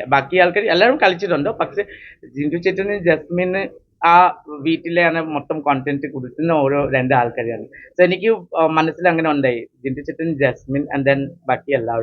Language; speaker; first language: Malayalam; non-native, local second language; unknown